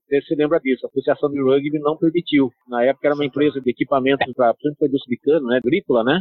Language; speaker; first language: Portuguese; early bilingual, other home language; Italian